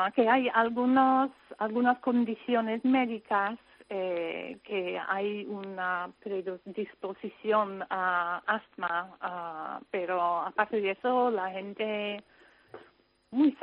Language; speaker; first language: Spanish; non-native, fluent; English